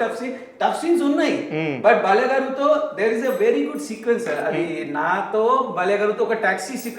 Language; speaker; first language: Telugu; non-native, local second language; Hindi